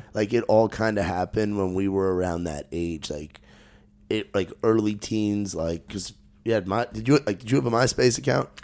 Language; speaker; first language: English; native; English